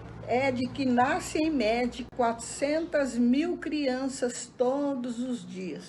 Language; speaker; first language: Portuguese; native; Portuguese